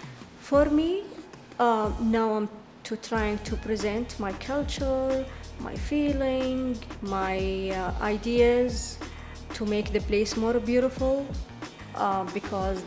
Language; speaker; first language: English; non-native, learner; Arabic